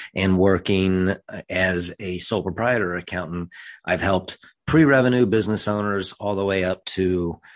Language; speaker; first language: English; native; English